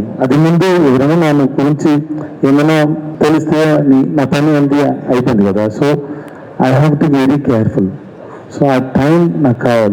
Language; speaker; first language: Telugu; non-native, learner; Tamil